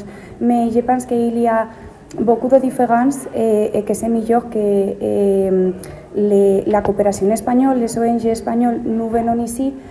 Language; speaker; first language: French; non-native, learner; Spanish